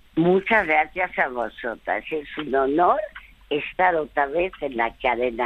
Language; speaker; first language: Spanish; early bilingual, other home language; French